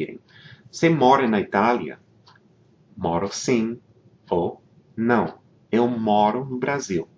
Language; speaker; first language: Portuguese; non-native, fluent; English